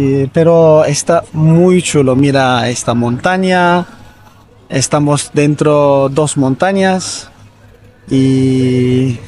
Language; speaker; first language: Spanish; non-native, learner; Turkish